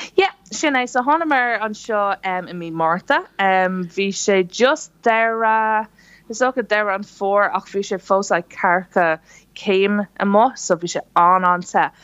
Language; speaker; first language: Irish; non-native, local second language; English